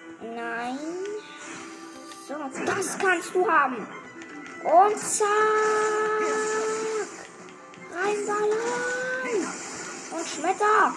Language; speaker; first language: German; native; German